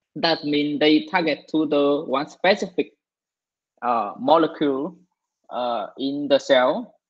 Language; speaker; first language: English; non-native, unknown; Vietnamese